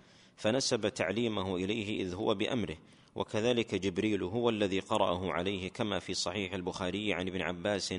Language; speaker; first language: Arabic; native; Arabic